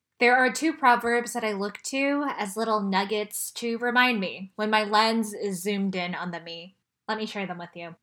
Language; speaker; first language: English; early bilingual, other home language; Chinese